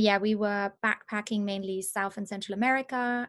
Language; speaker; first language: English; non-native, fluent; German